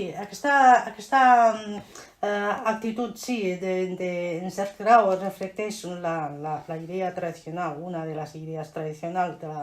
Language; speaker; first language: Catalan; non-native, fluent; Chinese